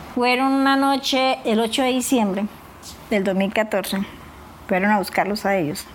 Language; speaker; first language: Spanish; native; Spanish